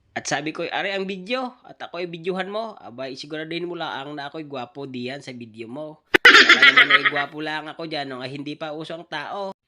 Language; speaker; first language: Filipino; native; Filipino